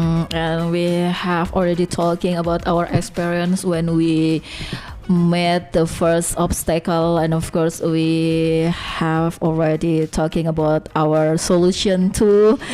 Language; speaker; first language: English; non-native, learner; Indonesian